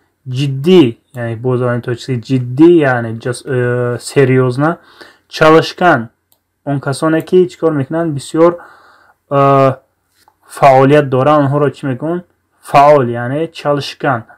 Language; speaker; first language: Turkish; non-native, fluent; Tajik